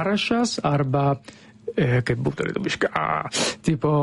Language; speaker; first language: Lithuanian; non-native, fluent; Italian